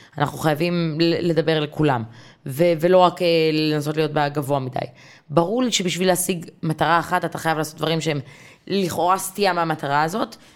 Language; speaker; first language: Hebrew; native; Hebrew